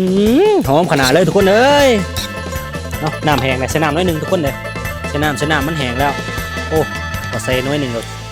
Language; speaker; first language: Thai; non-native, local second language; Northeastern Thai